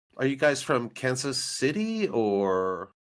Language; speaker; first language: English; native; English